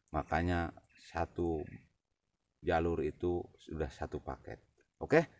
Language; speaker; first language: Indonesian; non-native, local second language; Sundanese